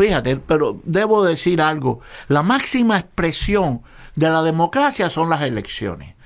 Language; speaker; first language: Spanish; native; Spanish